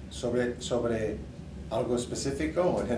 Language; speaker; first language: Spanish; non-native, fluent; English